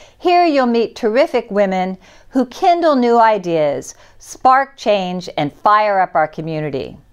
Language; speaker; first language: English; native; English